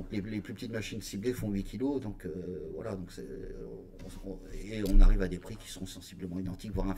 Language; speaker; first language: French; native; French